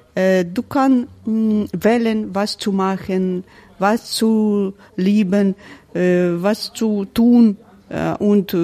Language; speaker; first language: German; non-native, learner; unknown